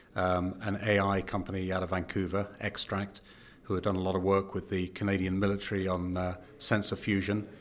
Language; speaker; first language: English; native; English